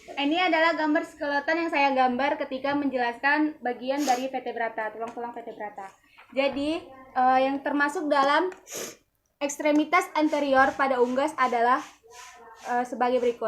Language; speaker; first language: Indonesian; native; Indonesian